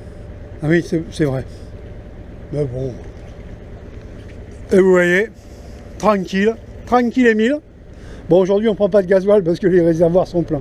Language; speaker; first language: French; native; French